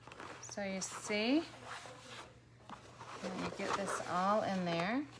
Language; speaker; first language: English; native; English